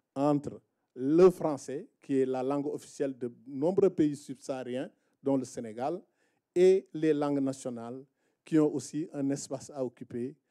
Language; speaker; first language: French; non-native, local second language; Wolof